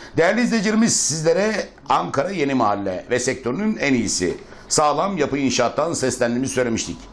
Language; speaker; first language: Turkish; native; Turkish